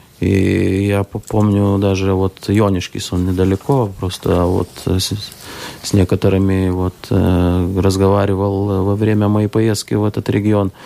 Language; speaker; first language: Russian; non-native, local second language; Lithuanian